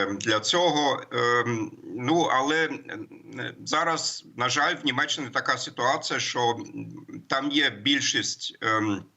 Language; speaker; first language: Ukrainian; non-native, fluent; German